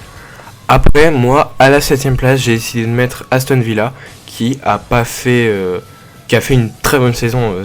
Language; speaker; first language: French; native; French